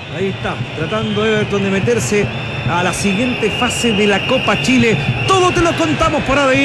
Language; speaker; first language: Spanish; native; Spanish